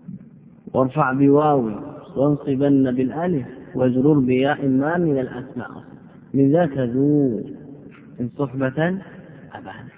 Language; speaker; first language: Arabic; native; Arabic